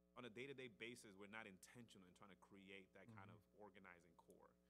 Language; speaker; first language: English; native; English